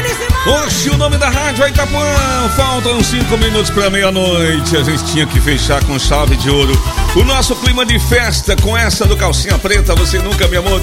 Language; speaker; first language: Portuguese; native; Portuguese